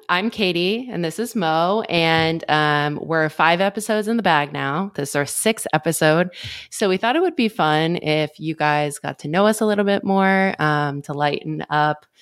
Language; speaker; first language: English; native; English